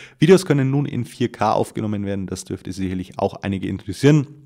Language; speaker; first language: German; native; German